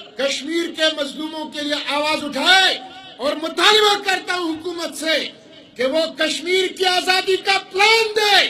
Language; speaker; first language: Urdu; non-native, local second language; Pashto